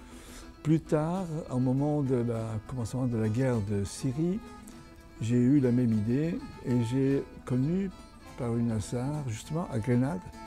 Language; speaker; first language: French; non-native, fluent; Catalan